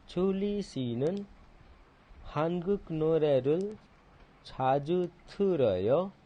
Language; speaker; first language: Korean; non-native, fluent; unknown